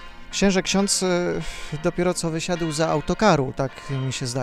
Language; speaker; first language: Polish; native; Polish